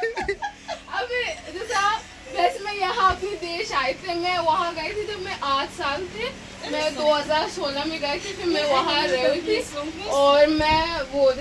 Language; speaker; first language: Hindi; early bilingual, other home language; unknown